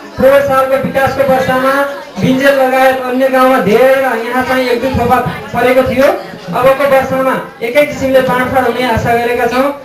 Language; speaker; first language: Nepali; native; Nepali